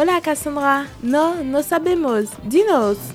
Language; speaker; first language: Spanish; non-native, learner; French